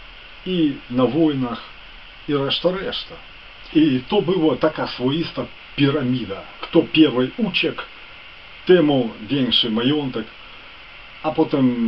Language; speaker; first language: Polish; non-native, fluent; Ukrainian